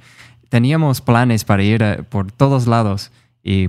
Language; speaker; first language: Spanish; non-native, fluent; English